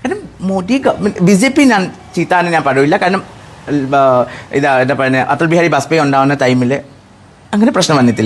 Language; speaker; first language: Malayalam; non-native, local second language; Assamese